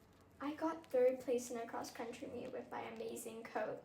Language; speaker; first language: English; native; English